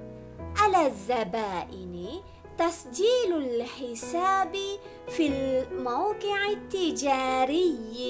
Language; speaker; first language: Arabic; non-native, fluent; Malay